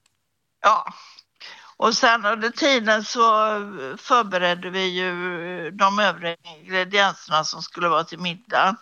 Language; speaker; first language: Swedish; native; Swedish